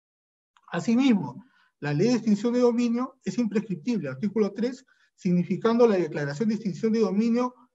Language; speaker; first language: Spanish; native; Spanish